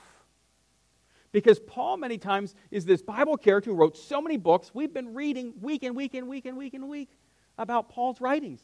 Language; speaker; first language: English; native; English